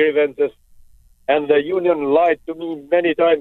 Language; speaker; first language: English; non-native, learner; Albanian